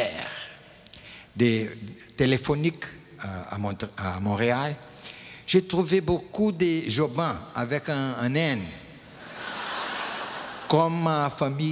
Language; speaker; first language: French; non-native, fluent; Portuguese